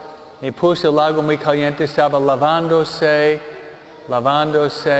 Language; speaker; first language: Spanish; non-native, fluent; English